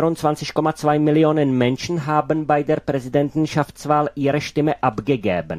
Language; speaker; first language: German; non-native, fluent; Czech